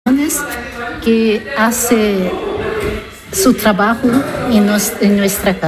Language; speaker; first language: Spanish; non-native, learner; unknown